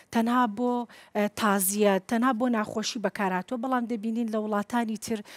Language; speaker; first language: Central Kurdish; non-native, local second language; Kurdish